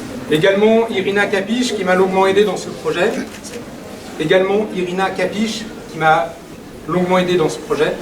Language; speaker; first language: French; native; French